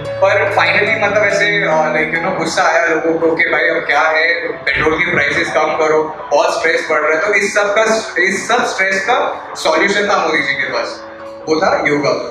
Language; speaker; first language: Hindi; native; Hindi